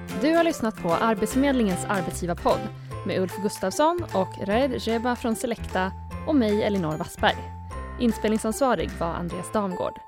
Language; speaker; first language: Swedish; native; Swedish